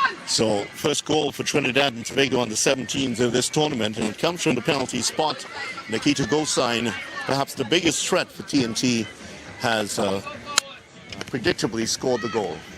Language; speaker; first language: English; native; English